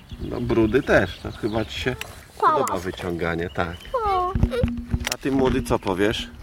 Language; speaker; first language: Polish; native; Polish